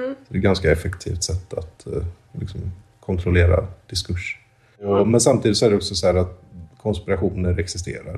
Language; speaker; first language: Swedish; native; Swedish